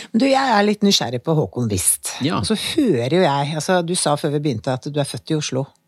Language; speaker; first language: Norwegian; native; Norwegian